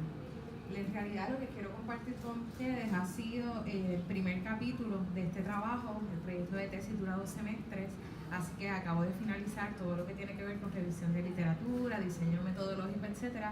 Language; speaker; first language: Spanish; native; Spanish